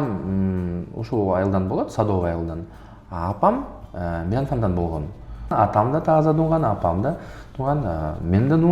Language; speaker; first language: Kyrgyz; non-native, local second language; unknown